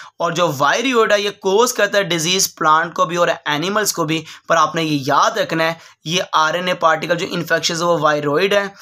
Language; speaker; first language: Urdu; non-native, local second language; Punjabi